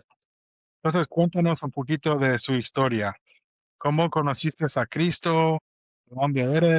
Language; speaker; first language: Spanish; non-native, fluent; English